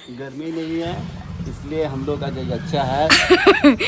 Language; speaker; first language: Hindi; non-native, local second language; Bangla